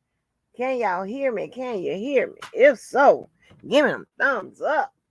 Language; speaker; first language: English; native; English